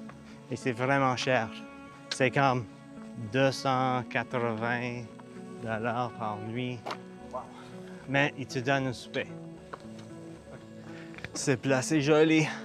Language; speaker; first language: French; non-native, learner; English